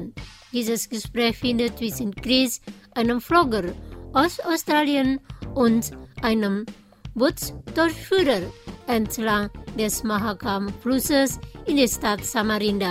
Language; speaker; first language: German; non-native, fluent; Indonesian